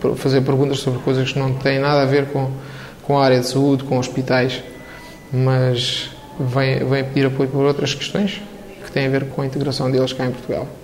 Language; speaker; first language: Portuguese; non-native, fluent; Romanian